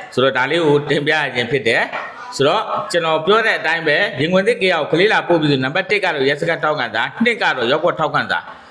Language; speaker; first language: Burmese; native; Burmese